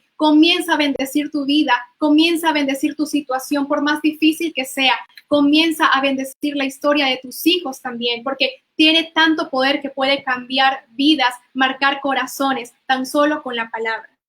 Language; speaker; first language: Spanish; native; Spanish